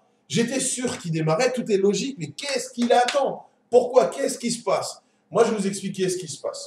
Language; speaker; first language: French; native; French